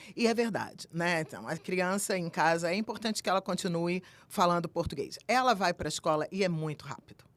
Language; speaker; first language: Portuguese; native; Portuguese